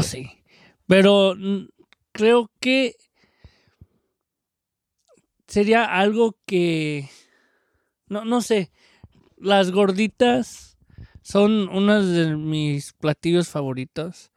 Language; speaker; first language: Spanish; early bilingual, heritage; Spanish